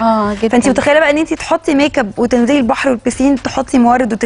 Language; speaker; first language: Arabic; native; Arabic